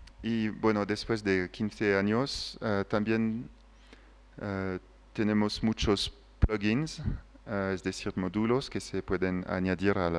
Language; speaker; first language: Spanish; non-native, fluent; French